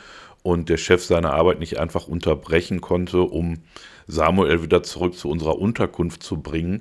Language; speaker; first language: German; native; German